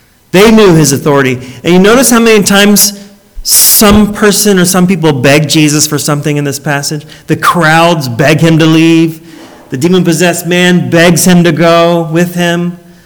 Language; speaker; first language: English; native; English